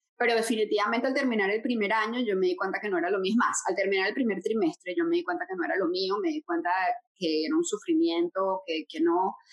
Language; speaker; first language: Spanish; native; Spanish